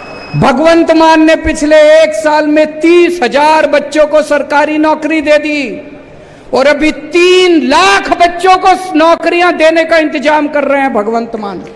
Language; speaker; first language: Hindi; native; Hindi